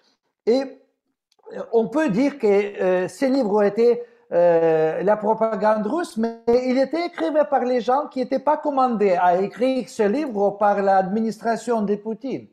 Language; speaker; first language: French; non-native, fluent; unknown